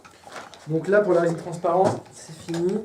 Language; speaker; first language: French; native; French